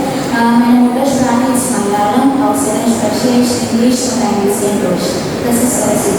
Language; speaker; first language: German; non-native, learner; Malayalam